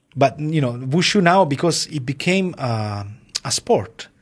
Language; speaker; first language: English; non-native, fluent; Italian